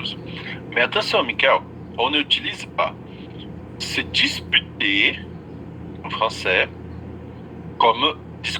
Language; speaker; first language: French; non-native, fluent; Portuguese